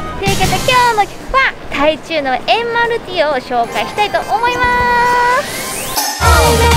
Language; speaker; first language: Japanese; non-native, fluent; Chinese